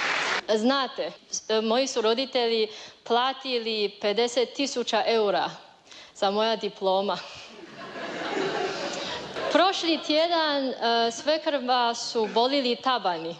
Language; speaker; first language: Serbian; non-native, learner; Chinese